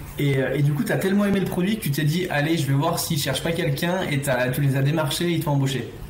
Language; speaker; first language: French; native; French